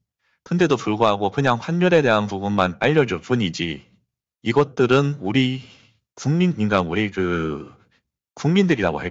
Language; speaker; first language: Korean; native; Korean